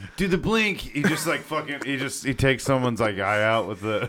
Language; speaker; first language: English; native; English